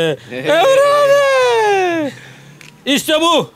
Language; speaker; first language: Turkish; non-native, learner; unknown